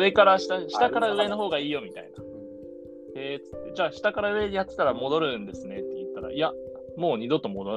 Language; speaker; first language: Japanese; native; Japanese